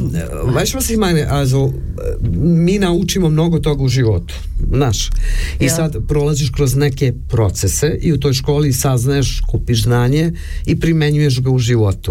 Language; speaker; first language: Serbian; native; Serbian